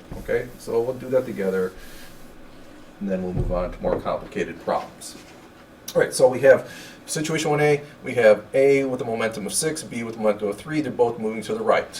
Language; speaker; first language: English; native; English